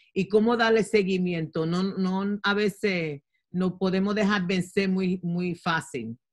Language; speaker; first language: Spanish; early bilingual, heritage; Spanish